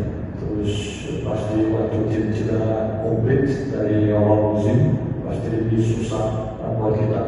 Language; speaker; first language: Indonesian; non-native, fluent; Portuguese